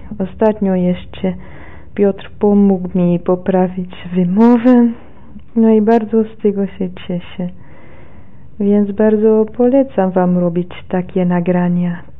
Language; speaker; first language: Polish; non-native, learner; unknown